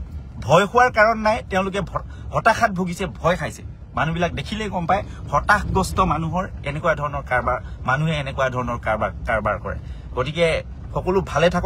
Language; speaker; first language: Assamese; native; Assamese